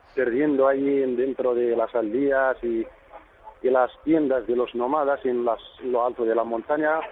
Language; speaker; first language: Spanish; non-native, fluent; Arabic